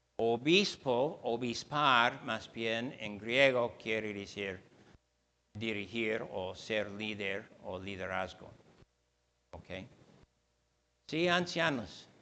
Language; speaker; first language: Spanish; non-native, fluent; English